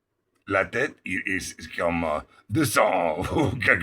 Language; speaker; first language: French; non-native, learner; English